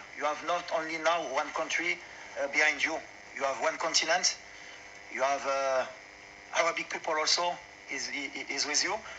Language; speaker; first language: English; non-native, learner; French